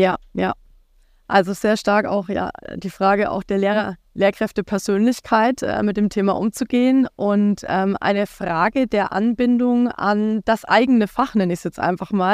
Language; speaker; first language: German; native; German